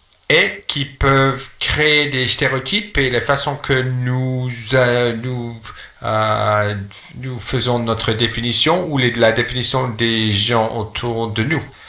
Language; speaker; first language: French; non-native, fluent; English